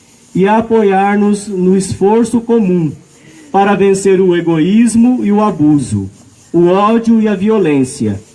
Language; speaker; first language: Portuguese; native; Portuguese